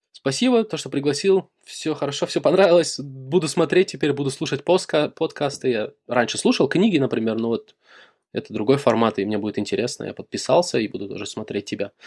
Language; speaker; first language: Russian; native; Russian